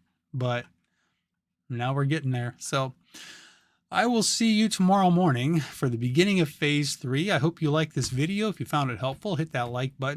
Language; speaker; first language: English; native; English